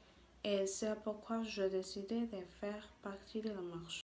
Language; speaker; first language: French; non-native, learner; Spanish